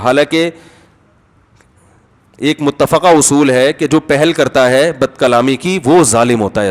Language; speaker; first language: Urdu; native; Urdu